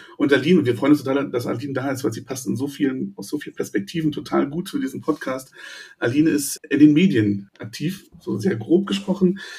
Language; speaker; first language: German; native; German